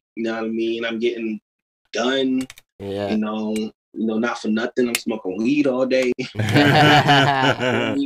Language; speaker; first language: English; native; English